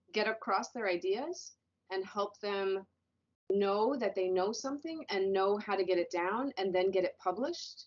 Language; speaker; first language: English; native; English